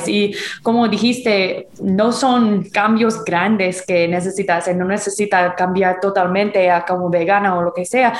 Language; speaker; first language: Spanish; non-native, fluent; English